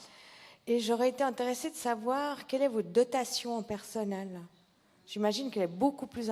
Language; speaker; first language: French; native; French